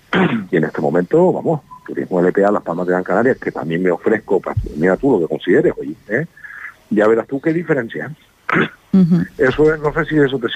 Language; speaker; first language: Spanish; native; Spanish